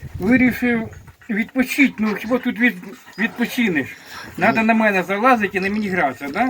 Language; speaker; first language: Ukrainian; native; Ukrainian